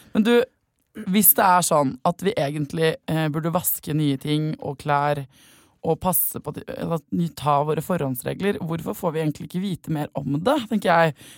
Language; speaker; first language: Norwegian; native; Norwegian